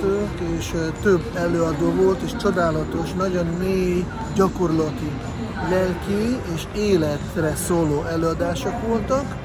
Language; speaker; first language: Hungarian; non-native, fluent; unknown